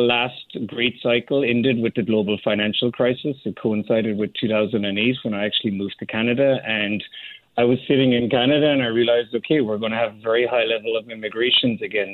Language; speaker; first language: English; native; English